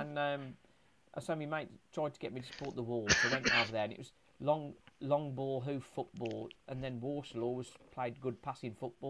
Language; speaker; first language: English; native; English